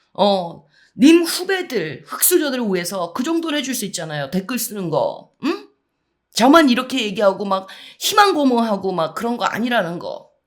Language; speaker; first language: Korean; early bilingual, heritage; Korean